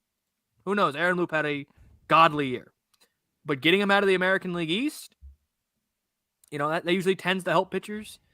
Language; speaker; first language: English; native; English